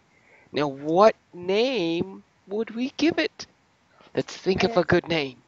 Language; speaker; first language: English; non-native, fluent; Russian